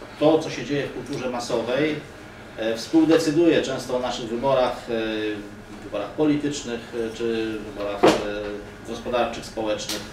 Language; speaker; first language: Polish; native; Polish